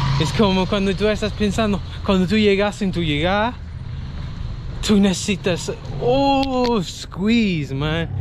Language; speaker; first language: Spanish; non-native, learner; English